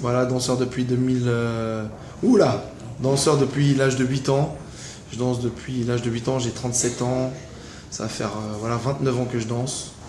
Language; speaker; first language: French; native; French